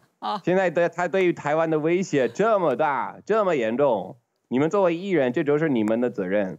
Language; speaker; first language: Chinese; non-native, fluent; English